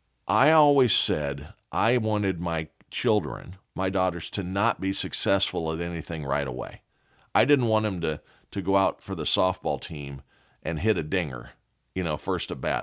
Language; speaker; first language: English; native; English